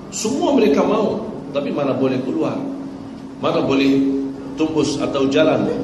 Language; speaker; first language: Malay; non-native, fluent; Arabic